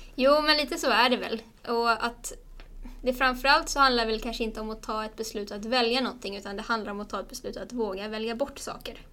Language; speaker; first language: Swedish; native; Swedish